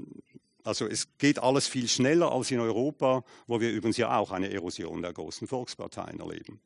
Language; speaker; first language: German; native; German